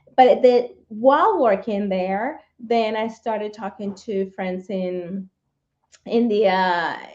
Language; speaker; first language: English; non-native, fluent; Spanish